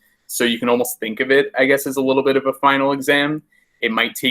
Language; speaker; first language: English; native; English